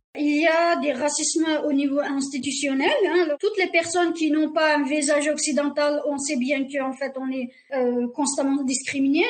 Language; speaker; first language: French; non-native, fluent; Uyghur